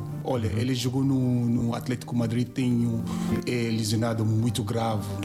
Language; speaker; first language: Portuguese; non-native, learner; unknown